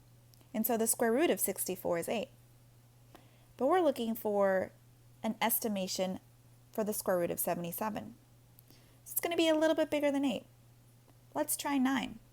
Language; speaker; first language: English; native; English